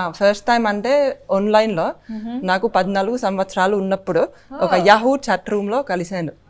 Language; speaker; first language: Telugu; non-native, fluent; Finnish